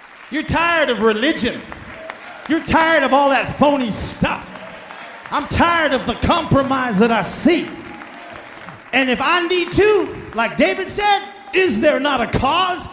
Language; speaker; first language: English; native; English